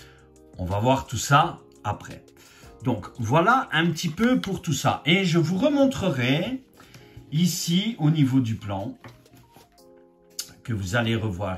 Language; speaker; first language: French; native; French